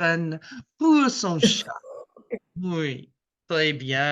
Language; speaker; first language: French; non-native, fluent; English